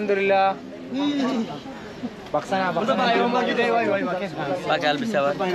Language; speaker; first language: Turkish; non-native, learner; Arabic